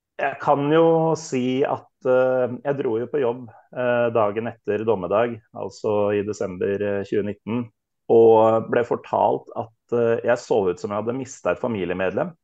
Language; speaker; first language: Norwegian; native; Norwegian